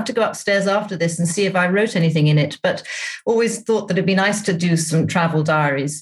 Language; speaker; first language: English; native; English